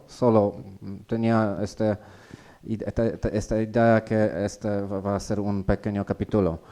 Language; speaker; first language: Spanish; non-native, learner; Polish